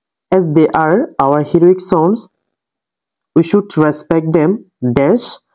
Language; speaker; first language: English; non-native, local second language; Bangla